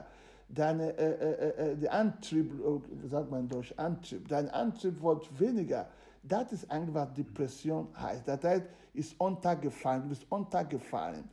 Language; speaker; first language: German; non-native, fluent; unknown